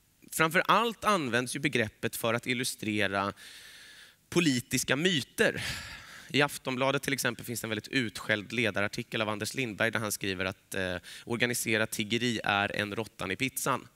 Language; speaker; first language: Swedish; native; Swedish